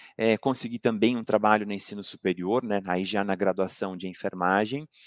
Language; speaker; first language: Portuguese; native; Portuguese